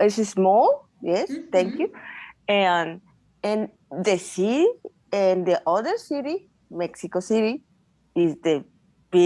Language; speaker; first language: English; non-native, learner; Spanish